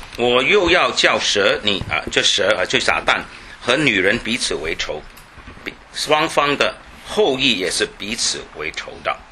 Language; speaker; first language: Chinese; non-native, local second language; Cantonese